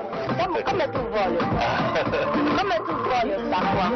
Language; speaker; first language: Italian; non-native, learner; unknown